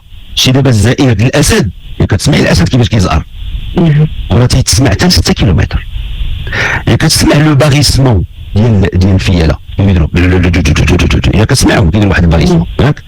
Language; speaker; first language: Arabic; native; Arabic